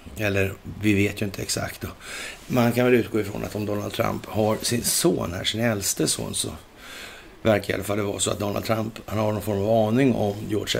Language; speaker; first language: Swedish; native; Swedish